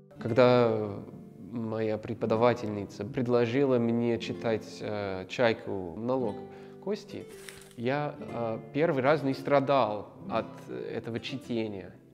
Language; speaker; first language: Russian; non-native, fluent; English